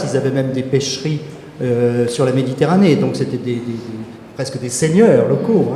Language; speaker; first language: French; native; French